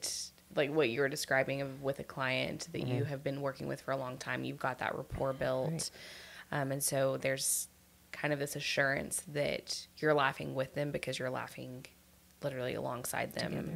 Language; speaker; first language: English; native; English